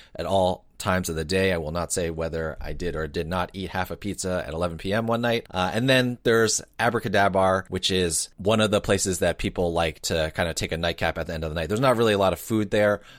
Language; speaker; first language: English; native; English